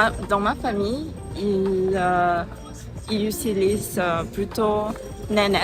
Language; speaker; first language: French; non-native, learner; Thai